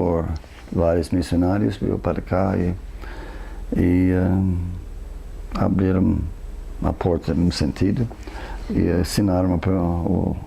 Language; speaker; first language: Portuguese; non-native, fluent; English